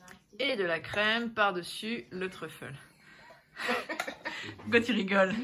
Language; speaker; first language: French; native; French